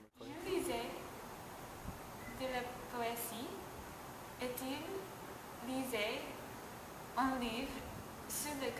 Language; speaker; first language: French; non-native, learner; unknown